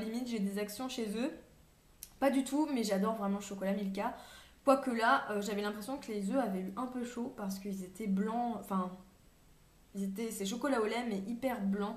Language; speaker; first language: French; native; French